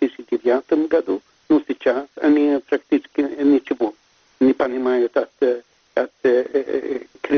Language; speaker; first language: Russian; non-native, fluent; Swedish